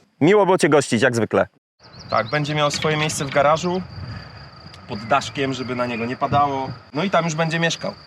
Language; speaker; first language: Polish; native; Polish